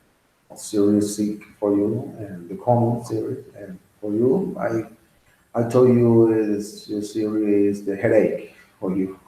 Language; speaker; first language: English; non-native, learner; Spanish